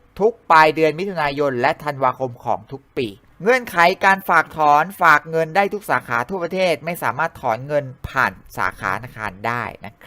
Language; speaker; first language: Thai; native; Thai